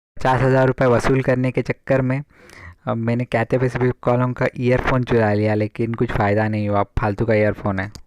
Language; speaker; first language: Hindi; non-native, local second language; Kannada